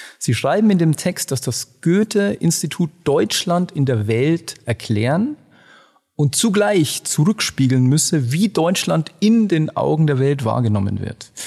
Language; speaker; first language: German; native; German